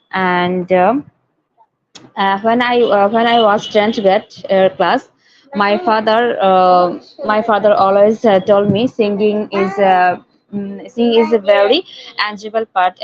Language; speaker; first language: English; non-native, learner; Bangla